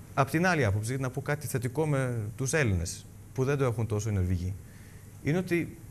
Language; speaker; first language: Greek; early bilingual, heritage; Greek